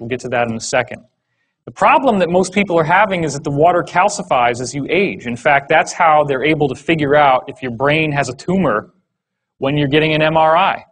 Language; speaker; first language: English; native; English